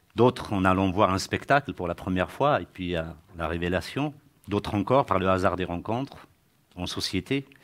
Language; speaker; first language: French; native; French